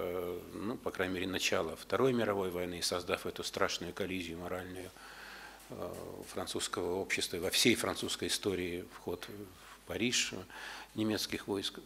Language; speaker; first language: Russian; native; Russian